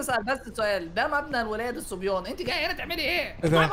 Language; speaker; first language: Arabic; native; Arabic